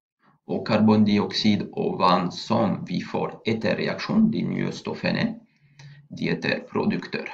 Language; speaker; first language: Norwegian; non-native, fluent; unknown